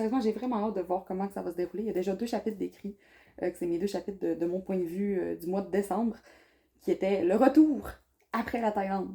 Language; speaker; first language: French; native; French